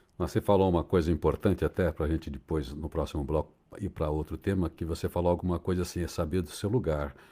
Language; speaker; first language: Portuguese; native; Portuguese